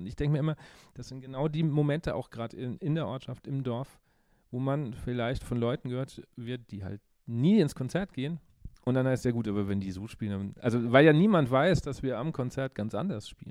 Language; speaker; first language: German; native; German